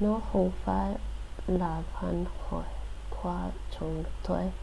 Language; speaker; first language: Vietnamese; non-native, learner; English